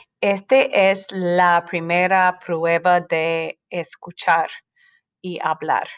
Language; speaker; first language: Spanish; non-native, fluent; English